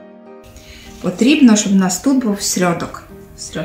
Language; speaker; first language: Polish; non-native, learner; Ukrainian